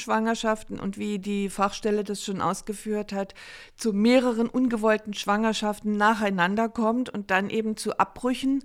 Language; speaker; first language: German; native; German